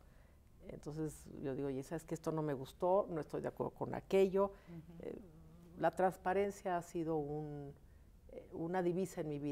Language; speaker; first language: Spanish; native; Spanish